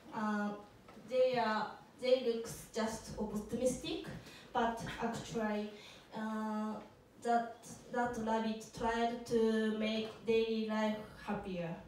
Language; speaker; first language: English; non-native, learner; Japanese